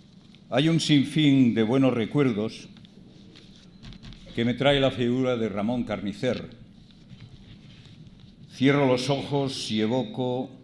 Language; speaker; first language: Spanish; native; Spanish